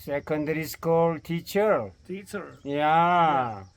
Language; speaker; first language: English; non-native, learner; Korean